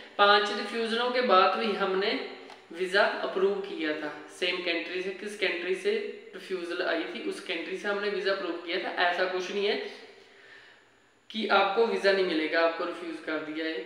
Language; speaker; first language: Hindi; non-native, local second language; Punjabi